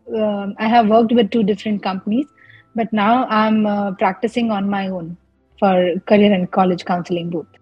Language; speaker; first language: English; non-native, local second language; Gujarati